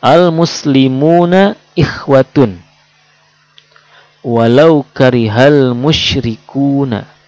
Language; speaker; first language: Arabic; non-native, fluent; Indonesian